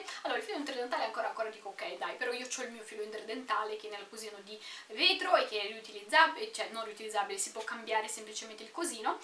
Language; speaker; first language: Italian; native; Italian